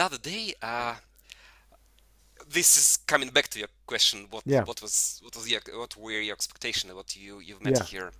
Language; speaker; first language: English; non-native, fluent; Russian